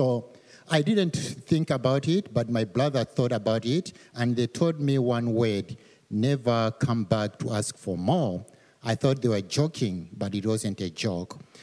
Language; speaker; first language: English; non-native, local second language; Nyanja